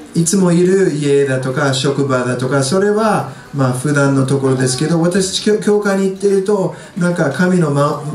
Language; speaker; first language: Japanese; non-native, fluent; English